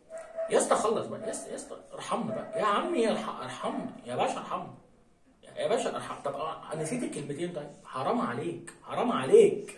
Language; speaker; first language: Arabic; native; Arabic